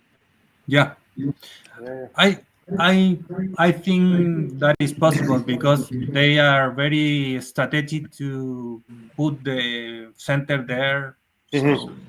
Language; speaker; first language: English; non-native, learner; Spanish